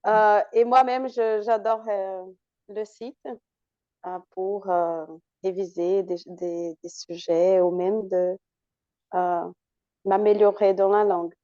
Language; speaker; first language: French; non-native, fluent; Portuguese